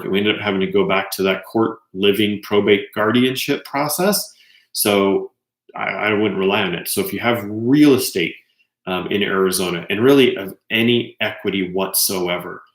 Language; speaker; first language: English; native; English